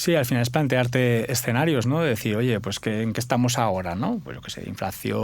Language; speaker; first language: Spanish; native; Spanish